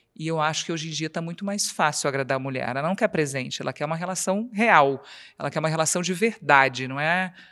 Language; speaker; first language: Portuguese; native; Portuguese